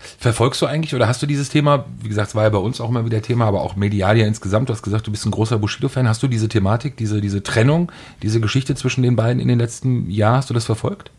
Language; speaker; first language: German; native; German